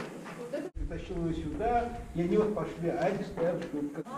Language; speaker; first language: Russian; native; Russian